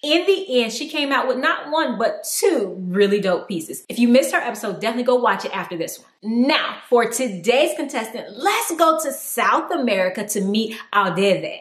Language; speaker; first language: English; native; English